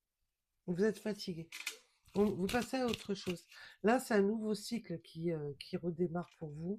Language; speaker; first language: French; native; French